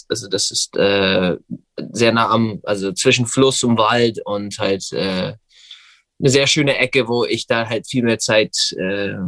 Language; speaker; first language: German; non-native, fluent; English